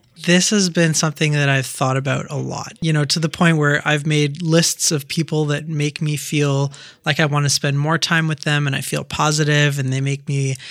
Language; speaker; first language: English; native; English